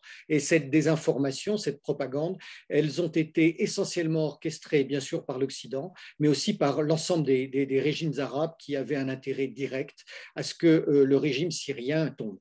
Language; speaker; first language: French; native; French